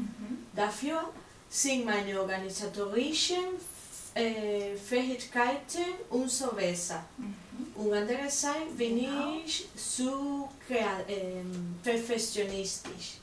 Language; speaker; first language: German; non-native, learner; Spanish